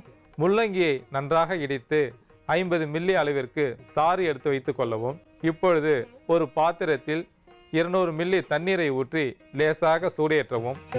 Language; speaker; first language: Tamil; native; Tamil